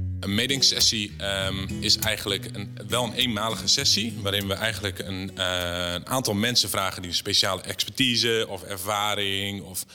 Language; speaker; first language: Dutch; native; Dutch